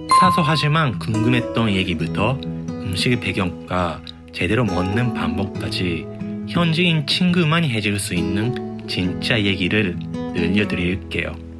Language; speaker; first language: Korean; non-native, fluent; Japanese